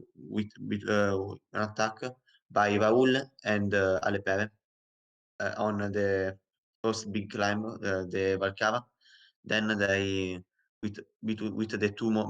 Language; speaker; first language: English; non-native, learner; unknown